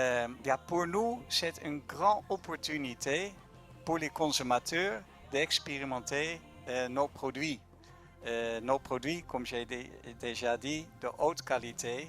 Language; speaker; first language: French; non-native, fluent; German